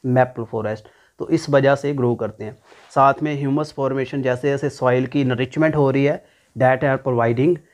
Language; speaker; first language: Hindi; non-native, local second language; Punjabi